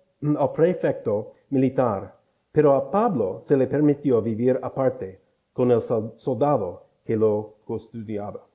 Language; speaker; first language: Spanish; non-native, fluent; English